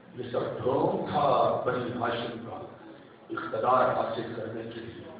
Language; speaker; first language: Urdu; native; Urdu